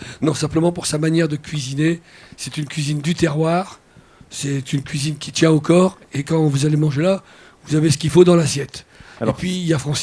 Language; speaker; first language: French; native; French